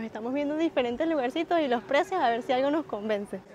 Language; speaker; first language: Spanish; native; Spanish